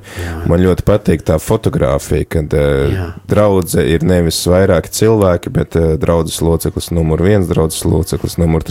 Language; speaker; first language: Latvian; native; Latvian